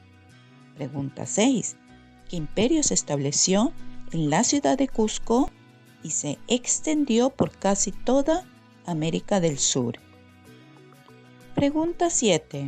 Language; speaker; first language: Spanish; non-native, fluent; Norwegian